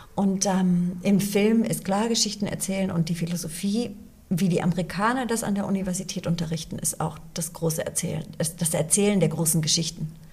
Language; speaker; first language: German; early bilingual, other home language; English